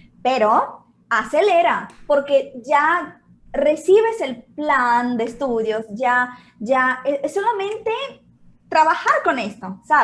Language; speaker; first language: Spanish; non-native, fluent; Portuguese